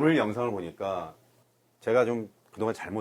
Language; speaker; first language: Korean; native; Korean